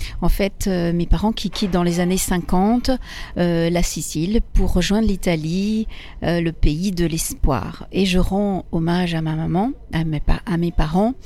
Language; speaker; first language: French; early bilingual, other home language; Italian